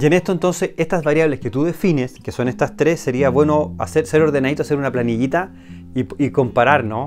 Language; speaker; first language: Spanish; native; Spanish